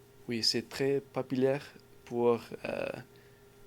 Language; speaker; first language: French; non-native, learner; English